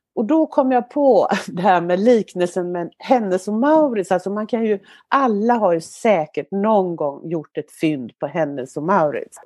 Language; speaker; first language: Swedish; native; Swedish